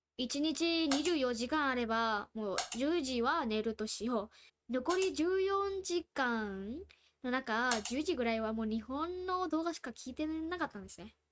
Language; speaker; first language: Japanese; non-native, fluent; Burmese